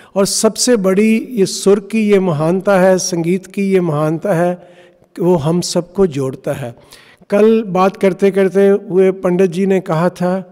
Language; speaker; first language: Hindi; non-native, local second language; Punjabi